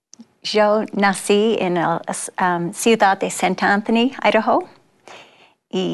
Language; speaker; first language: Spanish; non-native, learner; English